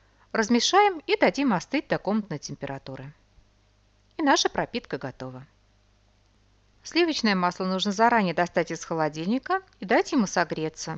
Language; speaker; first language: Russian; native; Russian